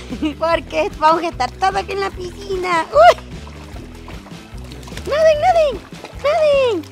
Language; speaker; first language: Spanish; native; Spanish